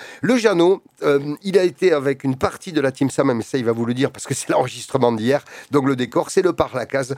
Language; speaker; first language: French; native; French